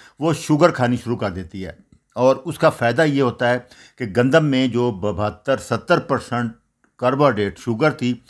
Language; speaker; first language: Urdu; non-native, local second language; Punjabi